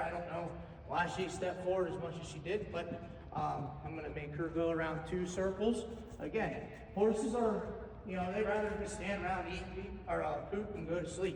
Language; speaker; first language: English; native; English